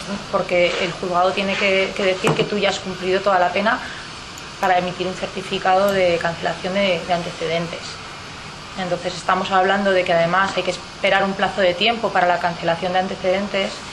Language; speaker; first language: Spanish; native; Spanish